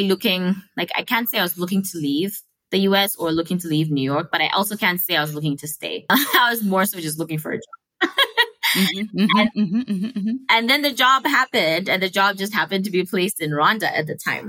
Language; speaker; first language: English; non-native, local second language; Shona